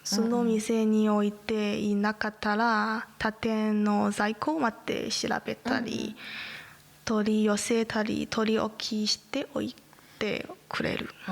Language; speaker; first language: Japanese; non-native, learner; Chinese